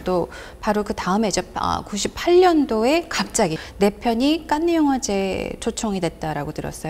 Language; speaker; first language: Korean; native; Korean